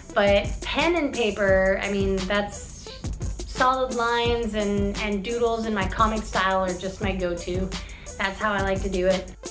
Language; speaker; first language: English; native; English